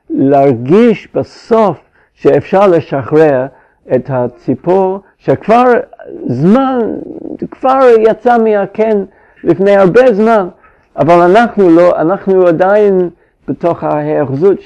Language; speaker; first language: Hebrew; non-native, fluent; English